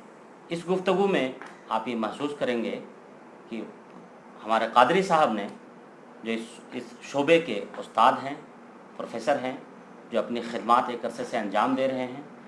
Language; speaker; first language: Urdu; native; Urdu